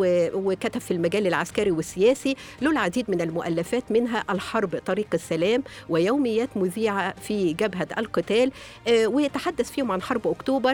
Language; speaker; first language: Arabic; native; Arabic